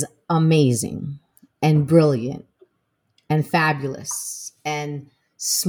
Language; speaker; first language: English; native; English